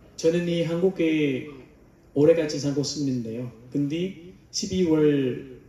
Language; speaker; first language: Korean; non-native, learner; Vietnamese